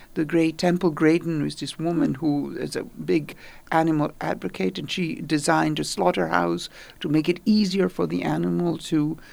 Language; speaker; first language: English; non-native, fluent; Italian